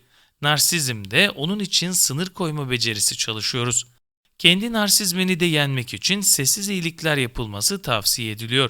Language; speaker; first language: Turkish; native; Turkish